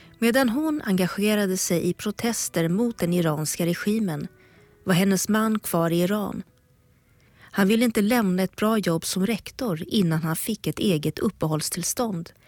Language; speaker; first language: Swedish; native; Swedish